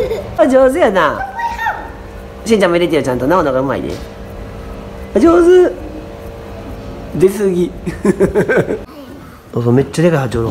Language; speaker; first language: Japanese; native; Japanese